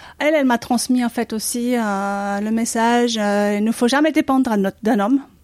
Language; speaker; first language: French; non-native, fluent; German